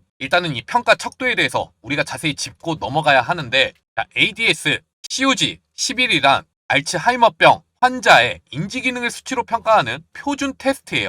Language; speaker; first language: Korean; native; Korean